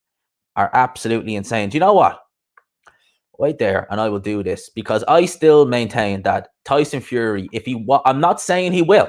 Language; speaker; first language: English; native; English